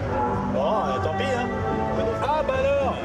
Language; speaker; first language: French; native; French